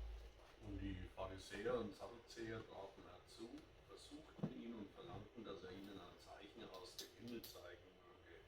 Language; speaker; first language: German; native; German